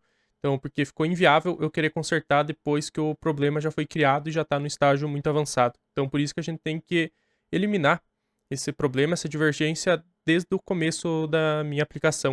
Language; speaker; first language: Portuguese; native; Portuguese